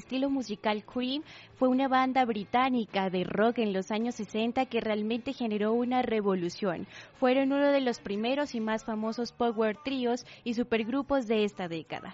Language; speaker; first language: Spanish; native; Spanish